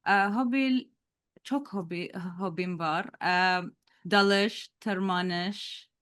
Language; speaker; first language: Turkish; non-native, learner; Arabic